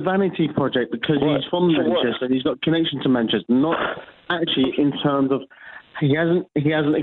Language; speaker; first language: English; native; English